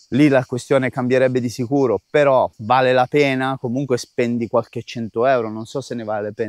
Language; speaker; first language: Italian; native; Italian